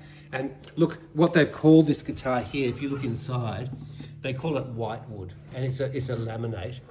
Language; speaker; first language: English; native; English